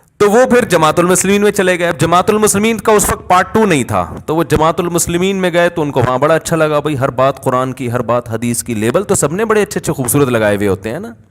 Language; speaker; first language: Urdu; native; Urdu